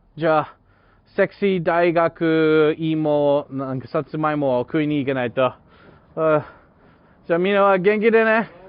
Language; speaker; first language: Japanese; non-native, fluent; English